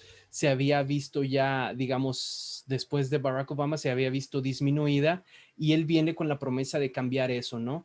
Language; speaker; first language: Spanish; native; Spanish